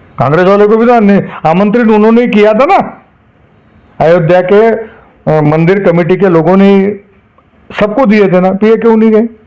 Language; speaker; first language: Hindi; non-native, local second language; Marathi